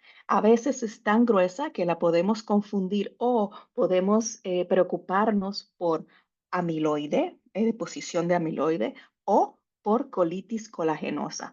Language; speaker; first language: Spanish; native; Spanish